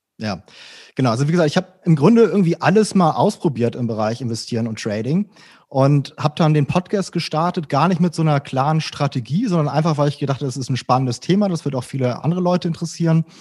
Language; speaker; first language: German; native; German